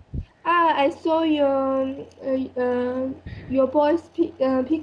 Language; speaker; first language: English; non-native, learner; French